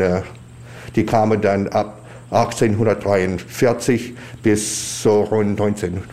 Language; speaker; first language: German; early bilingual, heritage; German